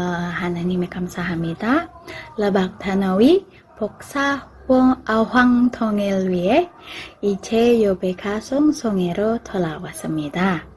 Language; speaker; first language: Korean; non-native, learner; Indonesian